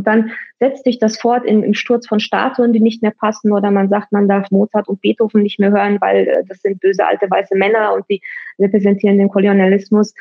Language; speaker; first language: German; early bilingual, other home language; Romanian